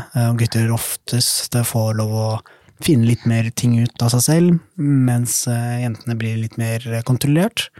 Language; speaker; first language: Norwegian; early bilingual, other home language; Somali